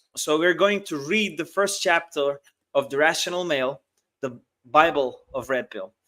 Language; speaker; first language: English; non-native, fluent; Turkish